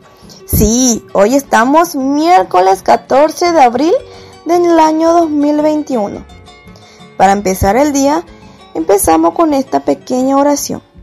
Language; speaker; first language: Spanish; native; Spanish